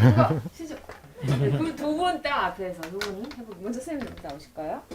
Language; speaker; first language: Korean; native; Korean